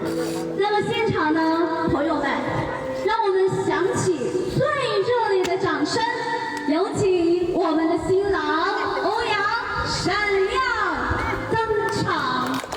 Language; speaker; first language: Chinese; native; Chinese